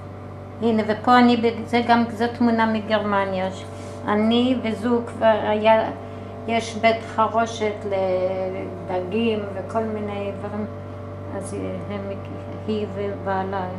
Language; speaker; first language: Hebrew; early bilingual, other home language; German